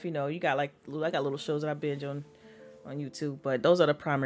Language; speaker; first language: English; native; English